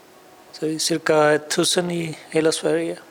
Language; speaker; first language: Swedish; non-native, fluent; Urdu